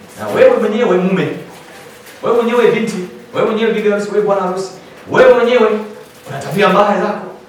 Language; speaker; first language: Swahili; non-native, fluent; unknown